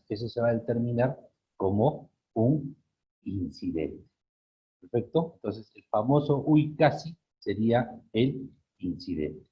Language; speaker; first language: Spanish; native; Spanish